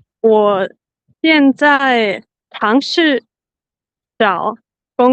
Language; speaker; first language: Chinese; non-native, learner; Finnish